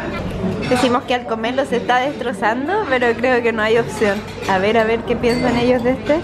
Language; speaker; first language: Spanish; native; Spanish